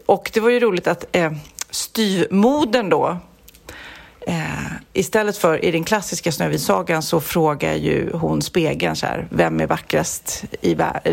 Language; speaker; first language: Swedish; native; Swedish